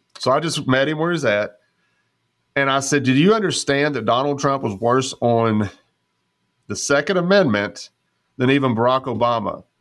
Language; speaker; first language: English; native; English